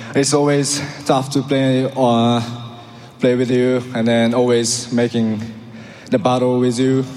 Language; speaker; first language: English; non-native, learner; Japanese